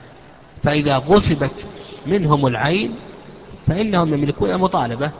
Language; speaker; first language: Arabic; native; Arabic